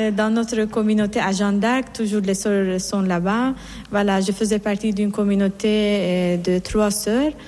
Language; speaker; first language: French; non-native, fluent; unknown